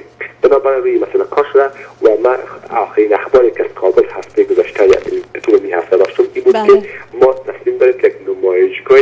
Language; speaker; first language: Persian; native; Persian